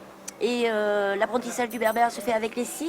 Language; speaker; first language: French; native; French